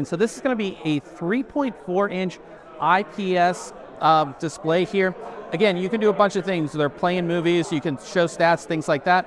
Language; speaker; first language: English; native; English